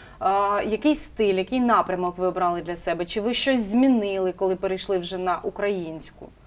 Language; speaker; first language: Ukrainian; native; Ukrainian